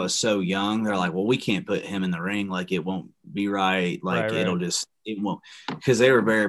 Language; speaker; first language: English; native; English